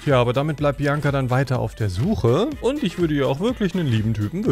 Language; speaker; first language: German; native; German